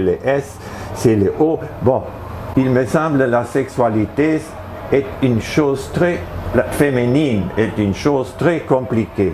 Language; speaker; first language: French; non-native, fluent; Spanish